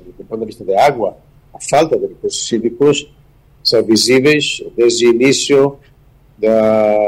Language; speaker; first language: Portuguese; non-native, fluent; Hebrew